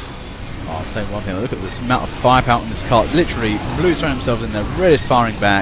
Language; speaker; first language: English; native; English